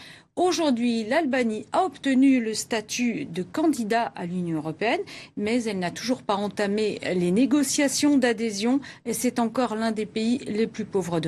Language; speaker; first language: French; native; French